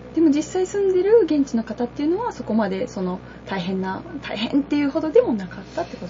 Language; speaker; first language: Japanese; native; Japanese